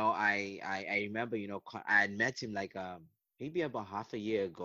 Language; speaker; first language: English; non-native, local second language; Shona